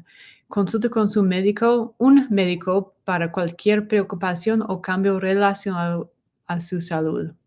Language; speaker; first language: Spanish; non-native, learner; English